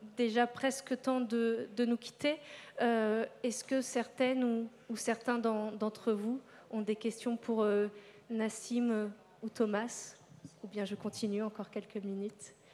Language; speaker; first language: French; native; French